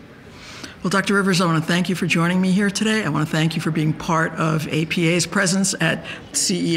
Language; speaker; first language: English; native; English